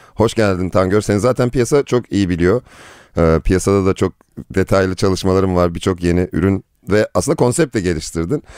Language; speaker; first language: Turkish; native; Turkish